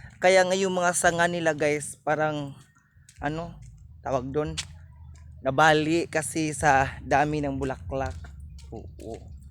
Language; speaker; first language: Filipino; non-native, local second language; Cebuano